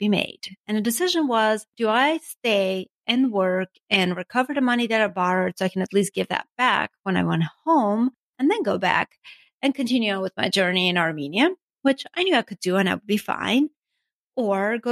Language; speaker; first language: English; non-native, fluent; Armenian